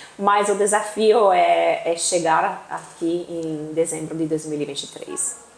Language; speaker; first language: Portuguese; non-native, fluent; Italian